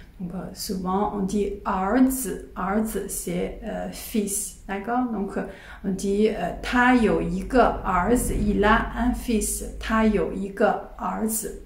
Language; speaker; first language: French; non-native, fluent; Chinese